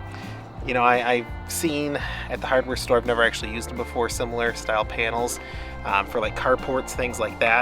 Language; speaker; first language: English; native; English